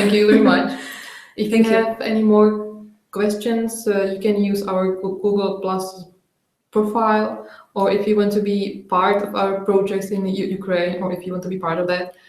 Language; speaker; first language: English; non-native, fluent; Czech